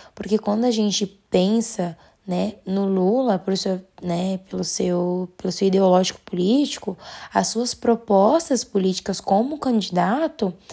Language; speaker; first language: Portuguese; native; Portuguese